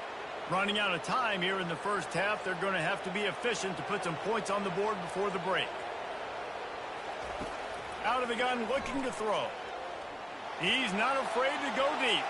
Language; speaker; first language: English; native; English